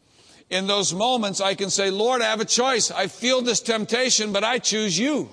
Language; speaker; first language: English; native; English